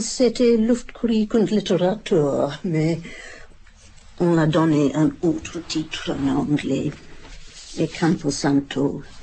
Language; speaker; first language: French; non-native, fluent; English